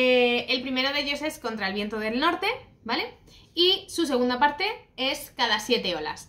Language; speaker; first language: Spanish; native; Spanish